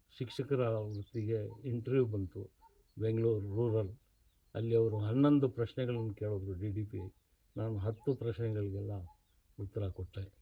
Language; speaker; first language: Kannada; non-native, local second language; Urdu